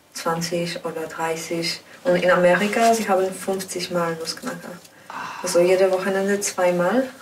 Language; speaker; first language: German; non-native, learner; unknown